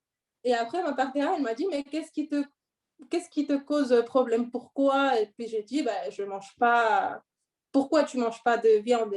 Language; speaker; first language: French; non-native, fluent; Spanish